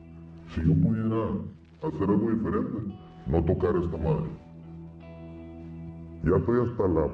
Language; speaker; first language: Spanish; native; Spanish